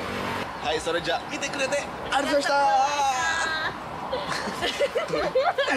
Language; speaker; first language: Japanese; non-native, fluent; Indonesian